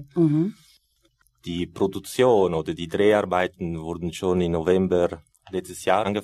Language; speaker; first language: German; non-native, fluent; Italian